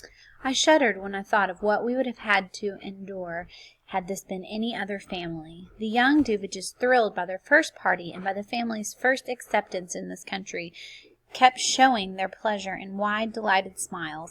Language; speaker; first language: English; native; English